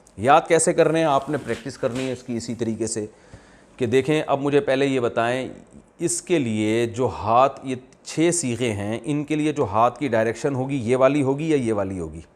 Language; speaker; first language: Urdu; native; Urdu